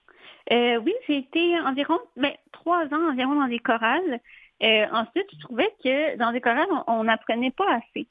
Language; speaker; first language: French; native; French